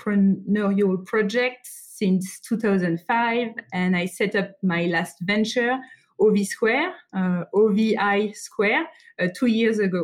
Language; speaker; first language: English; non-native, fluent; French